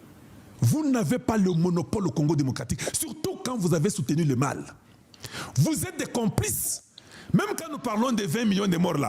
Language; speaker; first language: French; non-native, local second language; Lingala